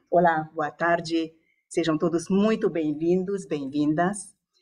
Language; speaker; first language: Portuguese; non-native, fluent; Hungarian